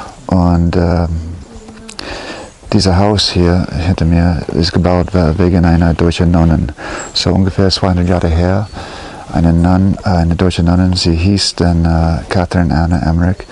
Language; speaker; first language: German; non-native, fluent; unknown